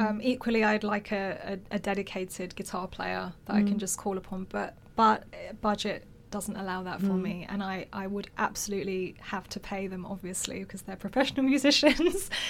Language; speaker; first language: English; native; English